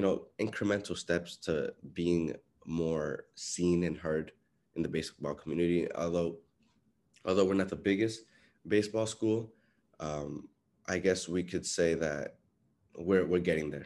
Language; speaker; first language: English; non-native, fluent; Spanish